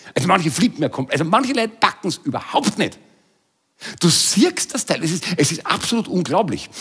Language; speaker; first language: German; native; German